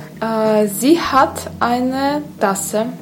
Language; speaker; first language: German; non-native, learner; Russian